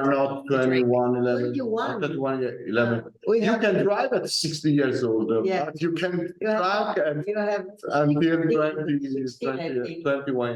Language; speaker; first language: English; non-native, learner; Italian